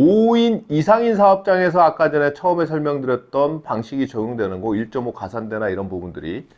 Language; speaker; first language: Korean; native; Korean